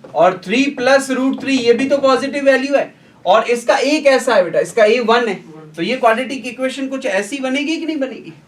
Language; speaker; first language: Hindi; native; Hindi